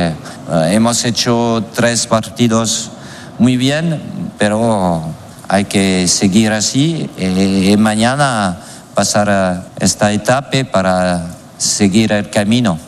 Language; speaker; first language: Spanish; non-native, fluent; French